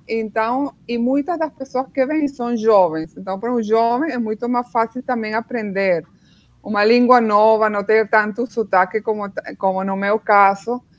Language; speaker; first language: Portuguese; non-native, fluent; Spanish